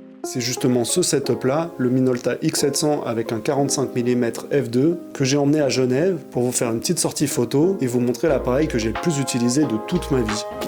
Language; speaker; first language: French; native; French